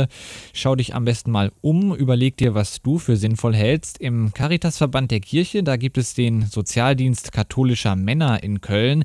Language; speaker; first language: German; native; German